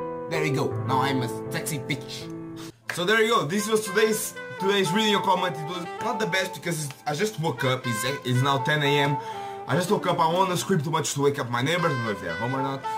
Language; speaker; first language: English; non-native, fluent; Portuguese